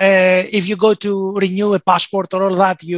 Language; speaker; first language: English; non-native, fluent; Greek